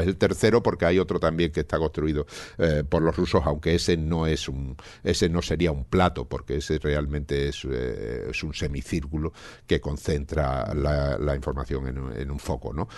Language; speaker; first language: Spanish; native; Spanish